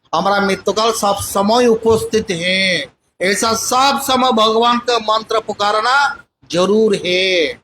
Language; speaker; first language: Hindi; non-native, local second language; Bangla